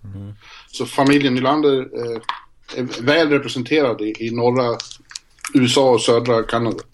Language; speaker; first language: Swedish; native; Swedish